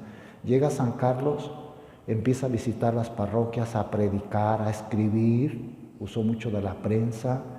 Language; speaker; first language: Spanish; native; Spanish